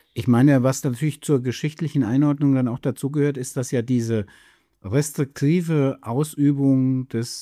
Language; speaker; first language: German; native; German